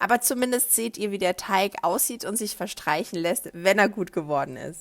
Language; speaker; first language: German; native; German